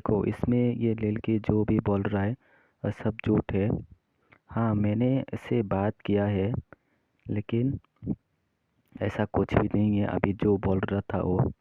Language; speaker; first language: Hindi; non-native, local second language; Kok Borok